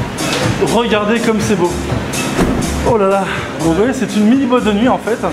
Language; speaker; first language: French; native; French